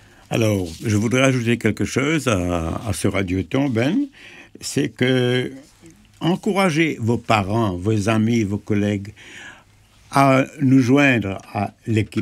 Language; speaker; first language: French; non-native, local second language; Morisyen